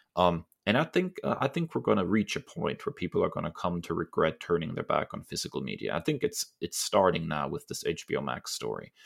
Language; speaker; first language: English; early bilingual, other home language; German